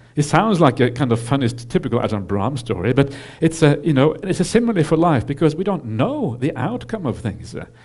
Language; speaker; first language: English; non-native, fluent; Norwegian